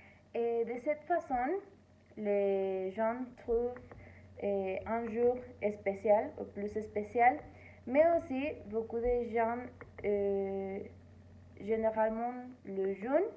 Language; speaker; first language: French; non-native, learner; Spanish